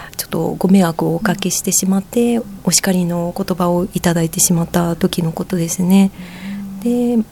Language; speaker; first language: Japanese; native; Japanese